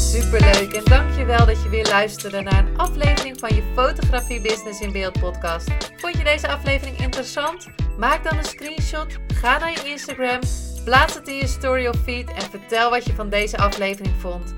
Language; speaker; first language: Dutch; native; Dutch